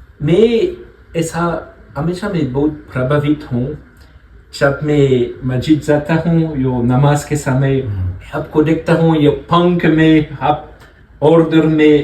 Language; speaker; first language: Hindi; non-native, learner; French